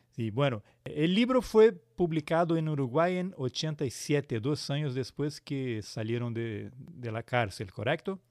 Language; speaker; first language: Spanish; non-native, learner; Portuguese